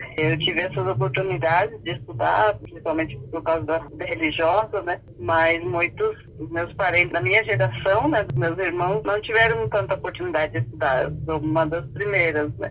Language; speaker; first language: Portuguese; non-native, local second language; Guarani